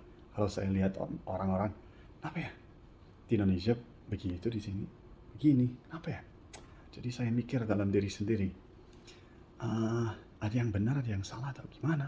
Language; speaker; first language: Indonesian; non-native, fluent; English